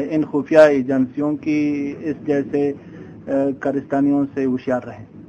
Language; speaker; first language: Urdu; non-native, local second language; Pashto